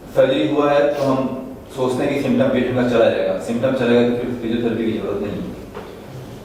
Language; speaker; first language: Hindi; non-native, local second language; Marathi